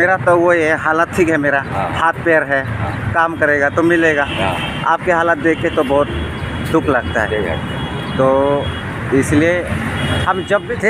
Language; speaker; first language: Hindi; non-native, local second language; Assamese